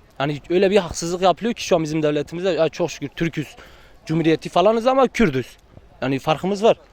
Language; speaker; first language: Turkish; non-native, local second language; Kurdish